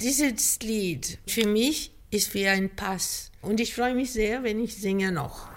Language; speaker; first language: German; non-native, fluent; Greek